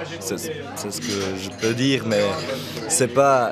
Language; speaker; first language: French; non-native, local second language; German